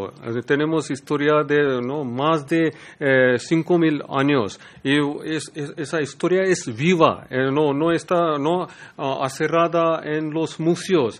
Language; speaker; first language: Spanish; non-native, learner; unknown